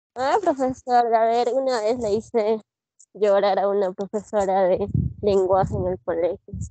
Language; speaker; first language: Spanish; native; Spanish